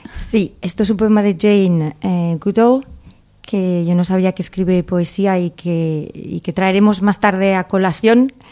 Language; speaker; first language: Spanish; native; Spanish